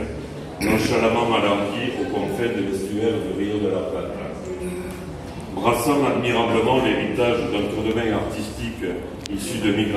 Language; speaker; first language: French; native; French